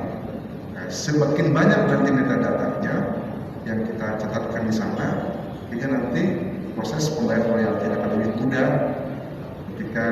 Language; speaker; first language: Indonesian; native; Indonesian